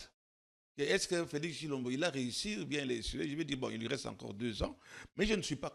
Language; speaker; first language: French; non-native, local second language; Lingala